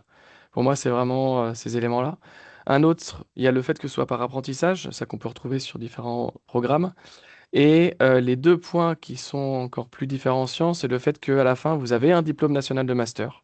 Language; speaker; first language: French; native; French